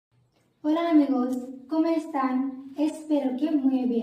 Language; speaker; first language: Spanish; non-native, learner; Marathi